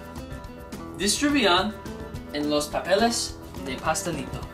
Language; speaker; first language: Spanish; non-native, learner; English